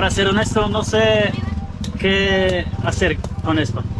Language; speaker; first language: Spanish; non-native, learner; Polish